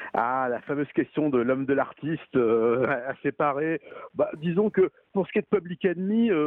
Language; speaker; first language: French; native; French